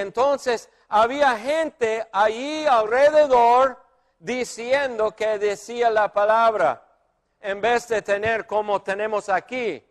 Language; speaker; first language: Spanish; non-native, fluent; English